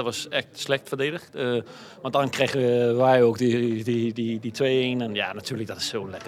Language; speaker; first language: Dutch; non-native, fluent; Danish